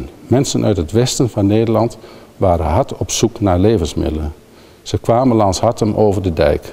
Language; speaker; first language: Dutch; native; Dutch